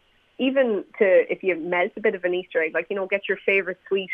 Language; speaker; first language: English; native; English